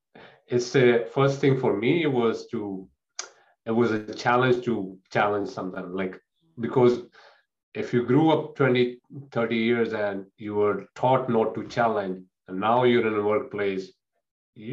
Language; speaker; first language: English; non-native, local second language; Punjabi